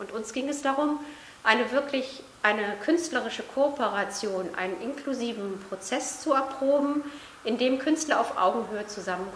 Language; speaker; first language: German; native; German